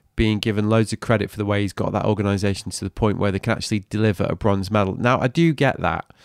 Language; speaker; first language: English; native; English